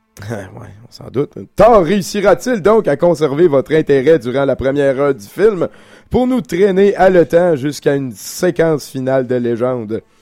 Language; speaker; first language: French; native; French